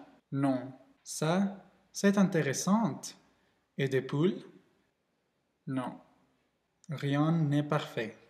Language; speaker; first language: French; non-native, learner; Spanish